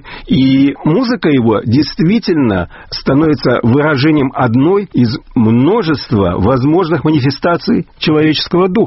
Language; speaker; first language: Russian; native; Russian